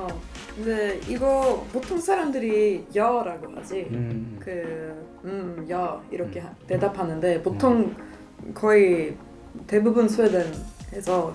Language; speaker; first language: Korean; non-native, learner; Swedish